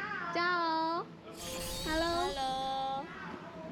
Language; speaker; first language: Japanese; native; Japanese